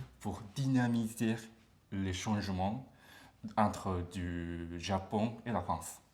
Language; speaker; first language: French; non-native, learner; Japanese